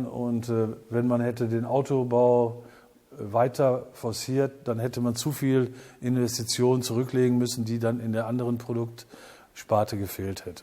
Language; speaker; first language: German; native; German